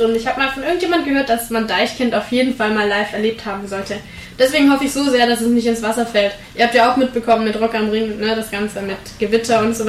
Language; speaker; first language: German; native; German